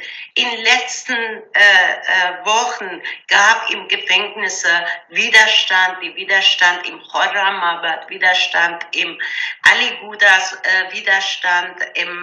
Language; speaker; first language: German; non-native, learner; Persian